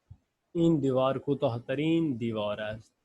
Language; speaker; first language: Persian; non-native, fluent; Urdu